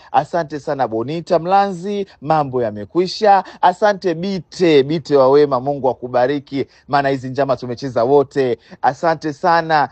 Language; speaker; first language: Swahili; native; Swahili